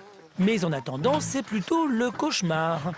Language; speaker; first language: French; native; French